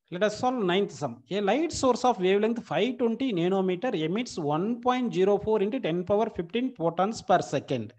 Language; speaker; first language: English; non-native, local second language; Tamil